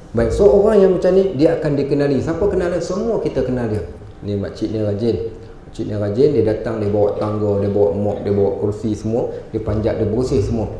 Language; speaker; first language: Malay; native; Malay